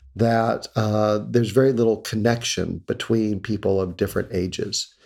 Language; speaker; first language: English; native; English